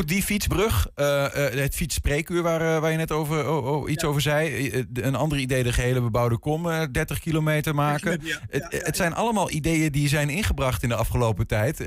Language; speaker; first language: Dutch; native; Dutch